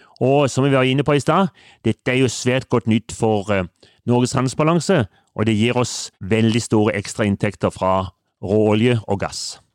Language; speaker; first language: Norwegian; native; Norwegian